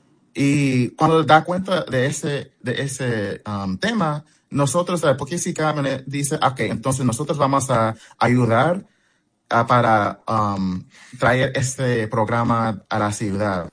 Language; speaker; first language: Spanish; early bilingual, heritage; English